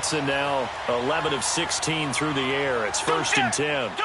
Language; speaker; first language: English; native; English